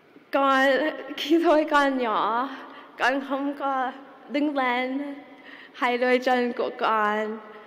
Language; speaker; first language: Vietnamese; early bilingual, heritage; Vietnamese